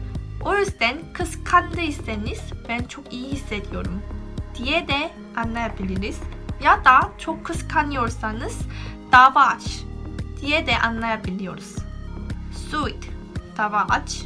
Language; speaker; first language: Turkish; non-native, fluent; Korean